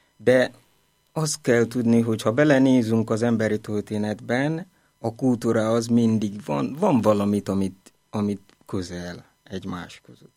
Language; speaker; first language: Hungarian; non-native, learner; Igbo